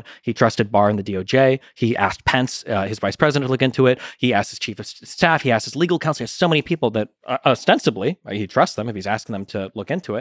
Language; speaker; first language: English; native; English